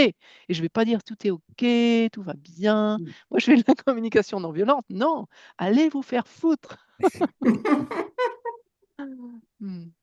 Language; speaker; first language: French; native; French